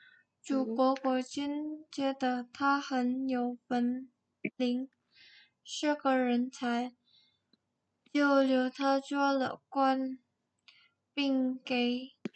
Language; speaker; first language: Chinese; non-native, learner; Indonesian